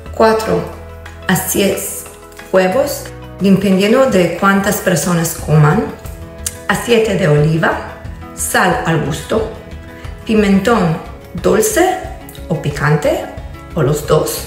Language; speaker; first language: Spanish; non-native, learner; Hebrew